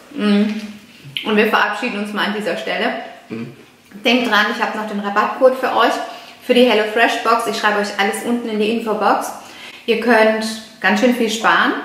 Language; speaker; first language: German; native; German